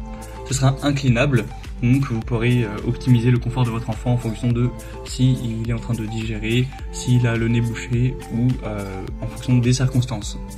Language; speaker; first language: French; native; French